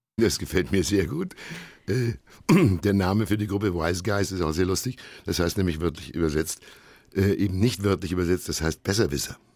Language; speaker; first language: German; native; German